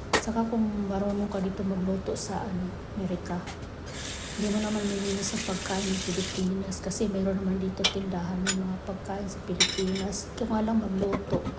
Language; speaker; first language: Filipino; non-native, local second language; Waray